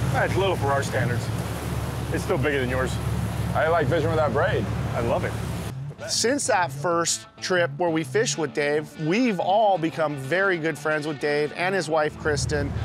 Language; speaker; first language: English; native; English